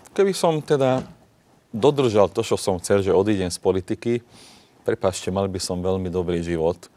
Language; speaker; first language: Slovak; non-native, local second language; Hungarian